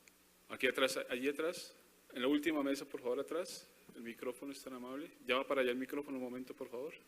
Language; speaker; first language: Spanish; native; Spanish